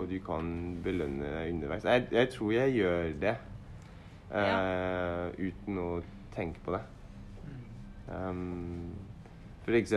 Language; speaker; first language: Norwegian; non-native, learner; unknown